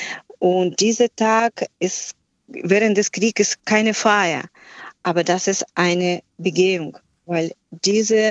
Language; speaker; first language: German; non-native, fluent; Ukrainian